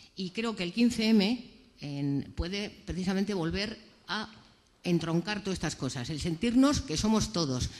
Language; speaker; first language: Spanish; native; Spanish